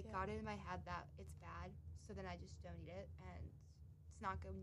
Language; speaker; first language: English; native; English